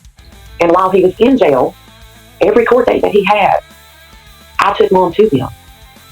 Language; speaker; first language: English; native; English